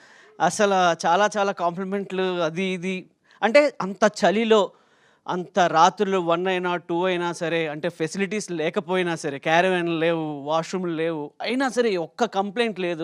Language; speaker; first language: Telugu; native; Telugu